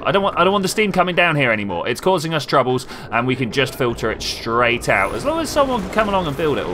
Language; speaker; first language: English; native; English